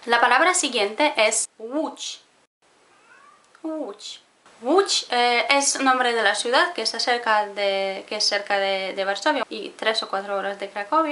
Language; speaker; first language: Spanish; non-native, fluent; Polish